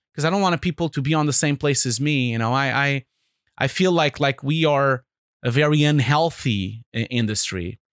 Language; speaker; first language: English; non-native, fluent; Portuguese